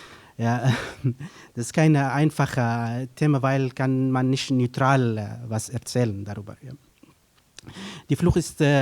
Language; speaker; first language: German; non-native, fluent; Kurdish